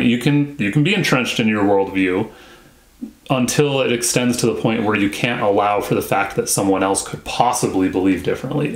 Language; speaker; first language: English; native; English